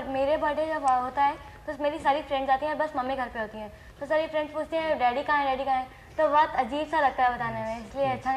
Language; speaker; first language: Hindi; native; Hindi